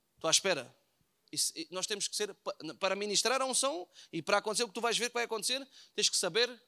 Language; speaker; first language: Portuguese; native; Portuguese